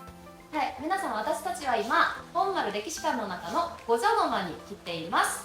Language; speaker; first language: Japanese; non-native, fluent; Korean